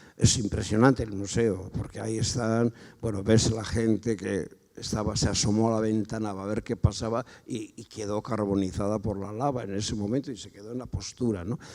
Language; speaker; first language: Spanish; non-native, local second language; Basque